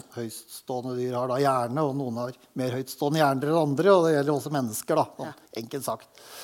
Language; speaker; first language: Norwegian; native; Norwegian